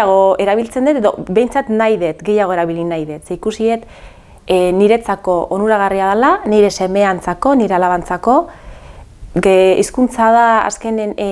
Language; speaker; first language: Basque; early bilingual, other home language; Arabic